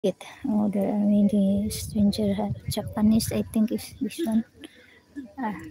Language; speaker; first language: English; non-native, learner; Filipino